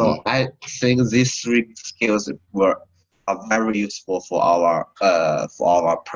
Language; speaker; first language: English; non-native, learner; Chinese